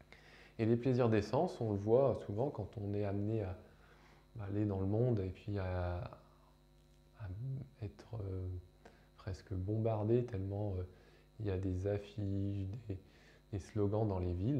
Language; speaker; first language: French; native; French